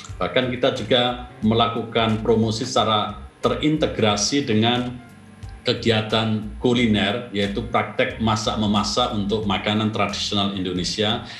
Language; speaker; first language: Indonesian; native; Indonesian